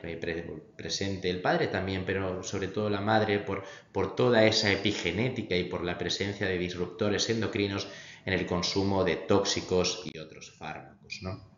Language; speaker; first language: Spanish; native; Spanish